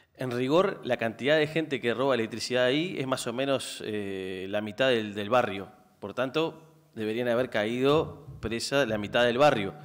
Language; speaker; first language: Spanish; native; Spanish